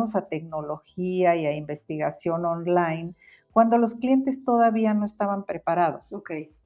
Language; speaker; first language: Spanish; native; Spanish